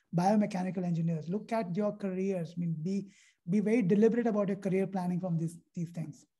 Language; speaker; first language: English; non-native, local second language; Hindi